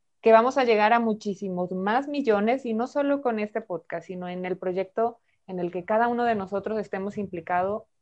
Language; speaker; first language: Spanish; native; Spanish